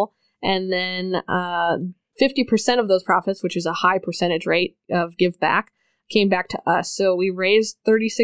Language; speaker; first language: English; native; English